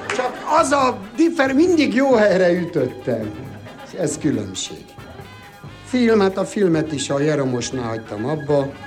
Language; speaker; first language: Hungarian; native; Hungarian